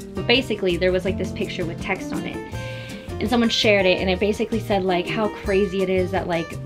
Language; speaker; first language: English; early bilingual, other home language; Spanish